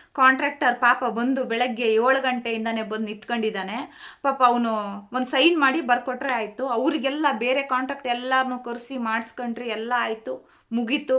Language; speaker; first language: Kannada; non-native, local second language; Telugu